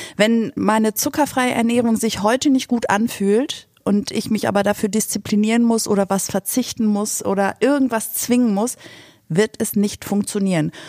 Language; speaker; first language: German; native; German